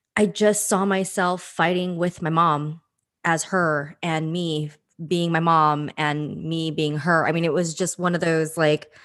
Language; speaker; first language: English; early bilingual, other home language; Filipino